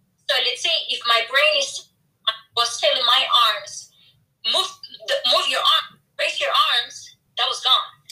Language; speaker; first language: English; non-native, fluent; Spanish